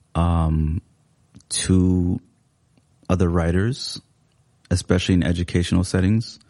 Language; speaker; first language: English; early bilingual, other home language; Somali